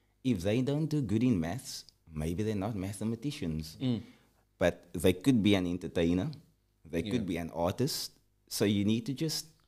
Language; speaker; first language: English; early bilingual, other home language; Afrikaans